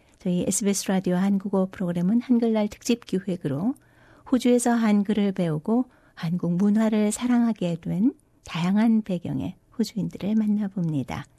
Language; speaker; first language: Korean; native; Korean